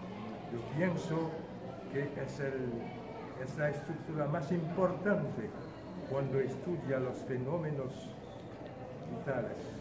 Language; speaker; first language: Spanish; non-native, fluent; Haitian Creole